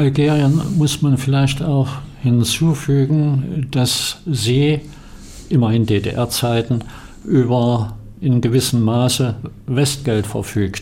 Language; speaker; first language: German; native; German